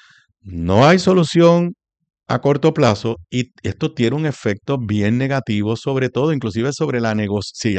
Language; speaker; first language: Spanish; native; Spanish